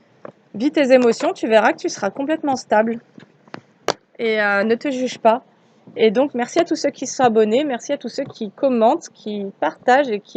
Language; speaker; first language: French; native; French